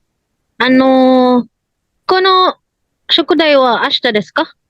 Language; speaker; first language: Japanese; non-native, learner; Filipino